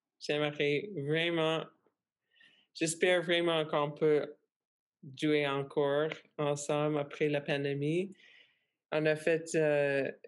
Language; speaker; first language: French; non-native, fluent; English